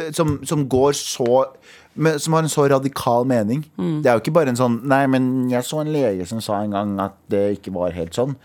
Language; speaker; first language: Norwegian; early bilingual, other home language; Kurdish